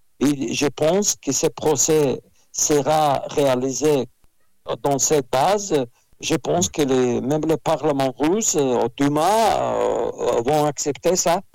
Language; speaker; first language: French; non-native, fluent; Russian